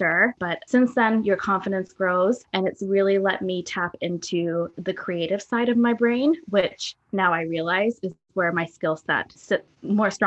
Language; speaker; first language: English; native; English